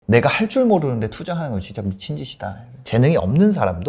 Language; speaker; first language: Korean; native; Korean